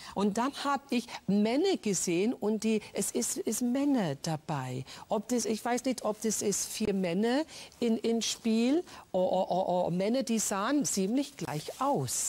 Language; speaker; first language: German; non-native, fluent; English